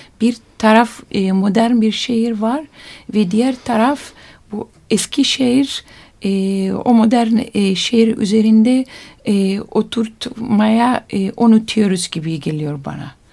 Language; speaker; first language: Turkish; non-native, learner; Italian